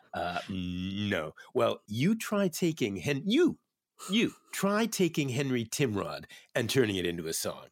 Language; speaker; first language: English; native; English